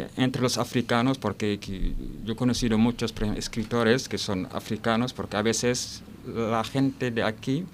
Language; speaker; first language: Spanish; non-native, learner; Wolof